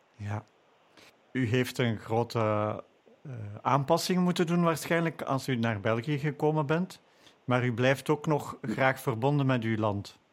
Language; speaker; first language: Dutch; native; Dutch